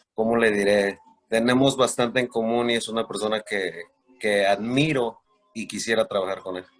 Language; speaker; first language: Spanish; early bilingual, heritage; Spanish